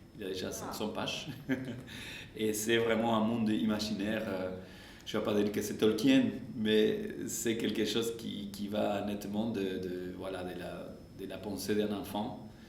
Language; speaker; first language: French; non-native, fluent; Spanish